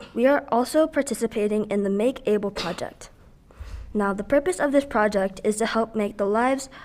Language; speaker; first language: English; early bilingual, other home language; Filipino